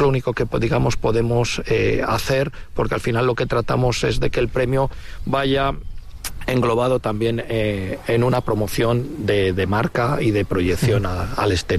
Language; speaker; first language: Spanish; native; Spanish